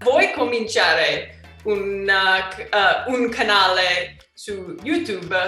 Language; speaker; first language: Italian; non-native, learner; English